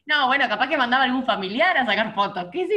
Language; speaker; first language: Spanish; native; Spanish